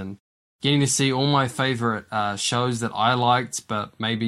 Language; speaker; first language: English; native; English